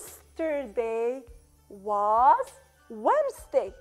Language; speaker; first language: English; non-native, fluent; Arabic